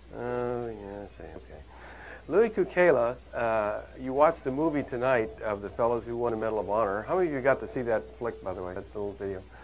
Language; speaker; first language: English; native; English